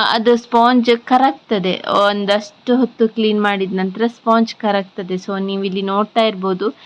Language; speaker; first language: Kannada; non-native, local second language; Tulu